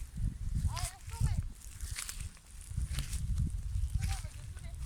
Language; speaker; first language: French; native; French